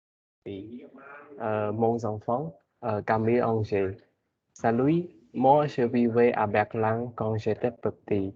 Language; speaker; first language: French; non-native, learner; Khmer